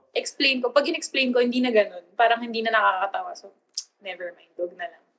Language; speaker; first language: Filipino; native; Filipino